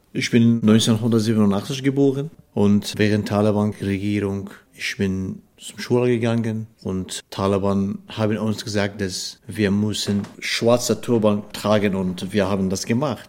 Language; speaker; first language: German; non-native, learner; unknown